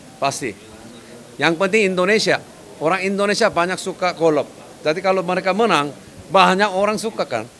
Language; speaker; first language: Indonesian; non-native, fluent; Korean